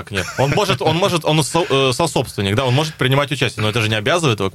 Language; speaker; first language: Russian; native; Russian